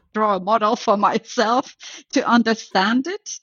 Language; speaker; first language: English; non-native, fluent; Finnish